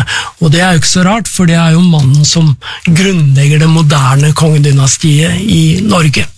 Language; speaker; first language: Norwegian; native; Norwegian